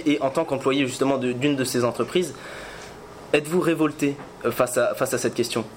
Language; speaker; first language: French; native; French